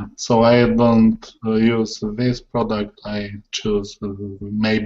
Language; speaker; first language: English; non-native, learner; Polish